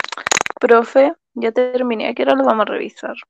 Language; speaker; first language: Spanish; native; Spanish